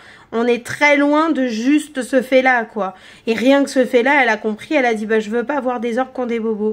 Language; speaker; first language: French; native; French